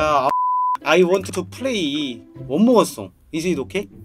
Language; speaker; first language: English; non-native, learner; Korean